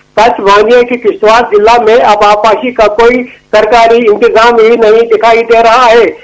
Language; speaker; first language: Urdu; non-native, local second language; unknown